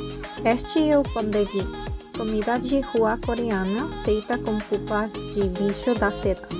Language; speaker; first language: Portuguese; non-native, fluent; Korean